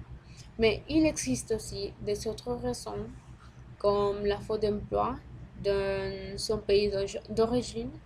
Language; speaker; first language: French; non-native, learner; Spanish